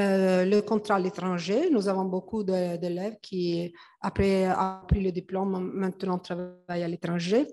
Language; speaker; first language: French; non-native, fluent; Italian